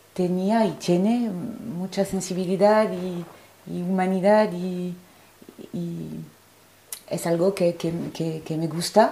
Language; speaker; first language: Spanish; non-native, fluent; French